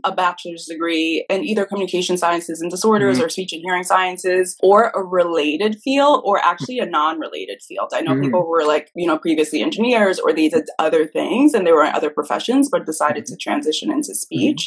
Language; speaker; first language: English; early bilingual, other home language; Haitian Creole